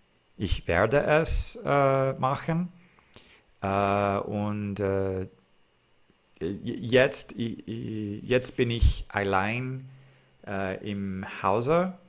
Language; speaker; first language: German; non-native, learner; English